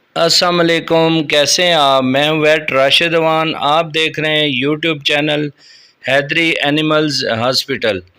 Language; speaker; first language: Urdu; non-native, local second language; Punjabi